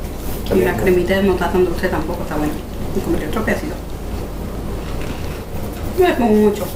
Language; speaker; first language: Spanish; native; Spanish